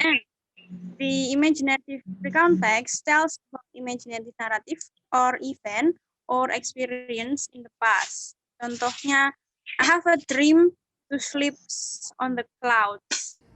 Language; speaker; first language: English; non-native, learner; Indonesian